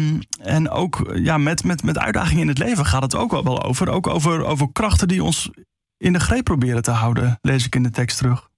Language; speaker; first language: Dutch; native; Dutch